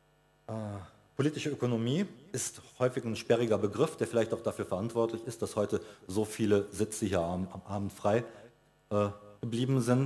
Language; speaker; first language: German; native; German